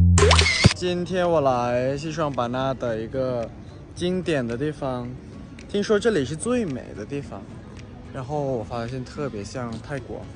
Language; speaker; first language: Chinese; non-native, fluent; Thai